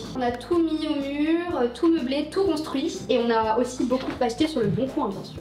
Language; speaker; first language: French; early bilingual, other home language; Vietnamese